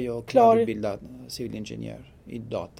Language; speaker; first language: Swedish; non-native, fluent; French